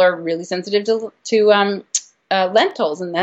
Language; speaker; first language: English; native; English